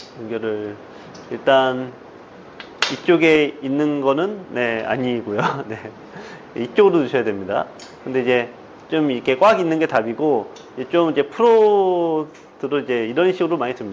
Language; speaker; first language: Korean; native; Korean